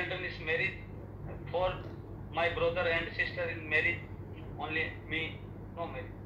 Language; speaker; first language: English; non-native, learner; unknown